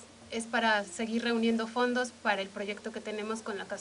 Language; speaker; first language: Spanish; native; Spanish